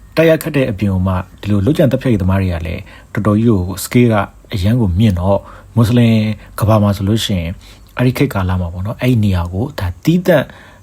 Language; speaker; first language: Burmese; native; Burmese